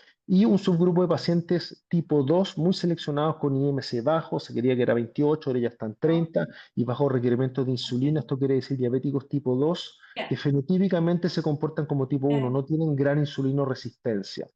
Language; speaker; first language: Spanish; native; Spanish